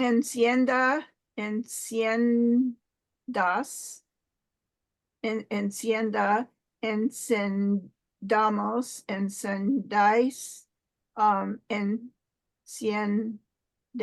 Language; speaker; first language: Spanish; non-native, learner; English